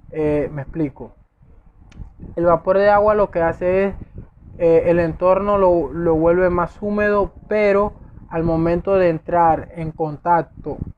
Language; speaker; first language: Spanish; native; Spanish